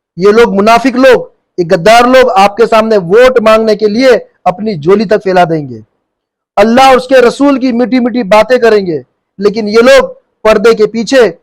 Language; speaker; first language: Hindi; non-native, local second language; Gujarati